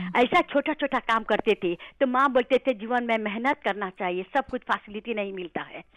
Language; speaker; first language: Hindi; non-native, local second language; Bhojpuri